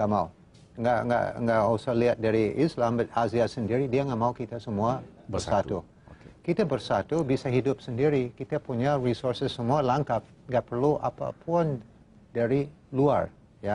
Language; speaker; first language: Indonesian; non-native, fluent; English